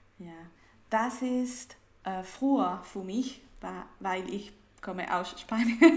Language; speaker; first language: German; non-native, learner; Spanish